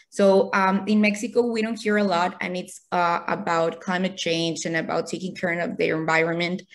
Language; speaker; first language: English; non-native, fluent; Spanish